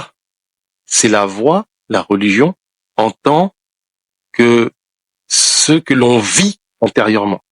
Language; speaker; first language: French; non-native, local second language; Wolof